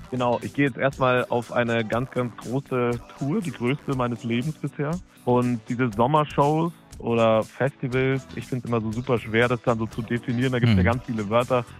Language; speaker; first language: German; native; German